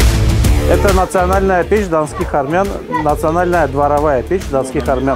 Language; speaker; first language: Russian; native; Russian